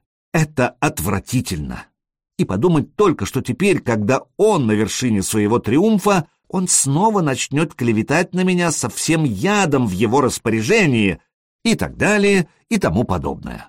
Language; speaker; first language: Russian; native; Russian